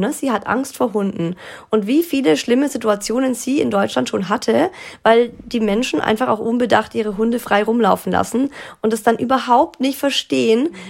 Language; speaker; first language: German; native; German